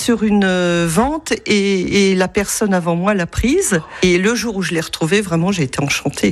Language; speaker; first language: French; native; French